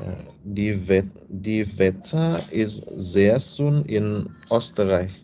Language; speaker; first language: German; non-native, learner; Indonesian